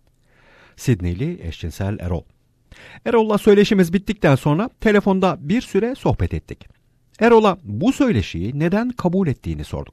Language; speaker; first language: Turkish; native; Turkish